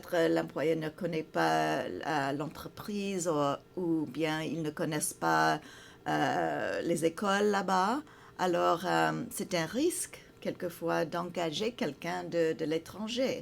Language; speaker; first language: French; non-native, fluent; English